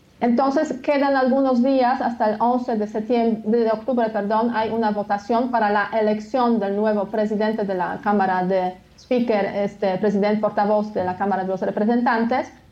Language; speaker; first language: Spanish; non-native, fluent; Polish